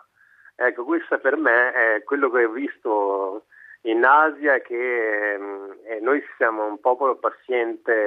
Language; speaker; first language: Italian; non-native, fluent; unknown